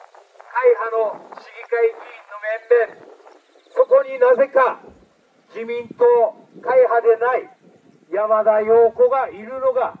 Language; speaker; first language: Japanese; native; Japanese